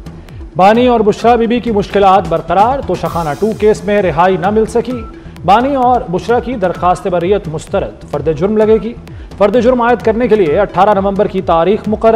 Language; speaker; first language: Urdu; native; Urdu